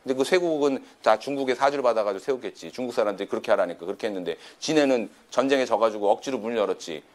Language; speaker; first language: Korean; native; Korean